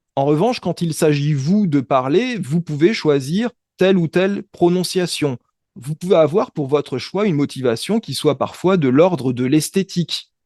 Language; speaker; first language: French; native; French